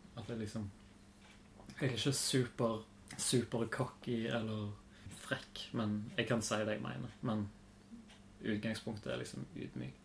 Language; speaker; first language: Norwegian; native; Norwegian